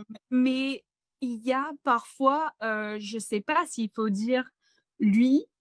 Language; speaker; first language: French; non-native, fluent; English